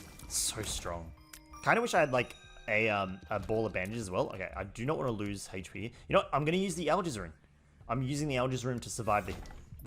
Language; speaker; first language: English; native; English